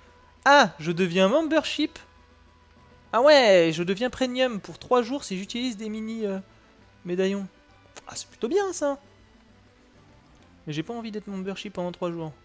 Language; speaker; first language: French; native; French